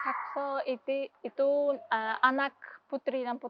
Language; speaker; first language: Indonesian; non-native, learner; Uzbek